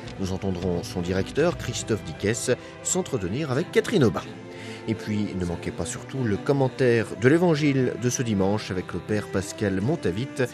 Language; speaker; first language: French; native; French